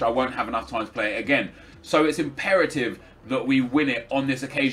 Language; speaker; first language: English; native; English